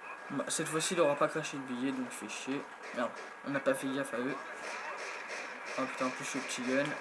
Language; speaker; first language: French; native; French